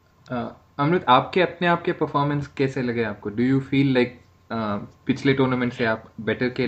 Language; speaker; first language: Hindi; non-native, learner; English